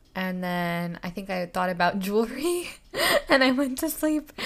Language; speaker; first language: English; native; English